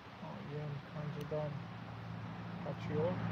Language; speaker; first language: Turkish; non-native, learner; English